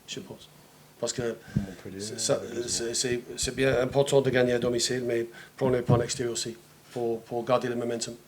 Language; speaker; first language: French; non-native, fluent; English